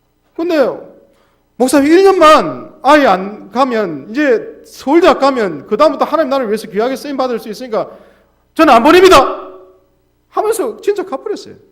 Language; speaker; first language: Korean; native; Korean